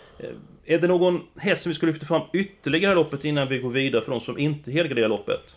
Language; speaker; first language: Swedish; native; Swedish